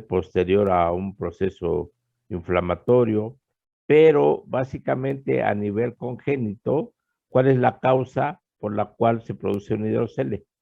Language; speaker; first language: Spanish; native; Spanish